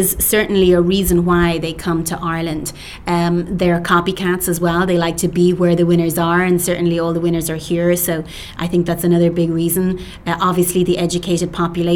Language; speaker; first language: English; native; English